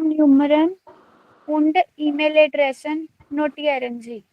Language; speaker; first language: German; non-native, learner; Hindi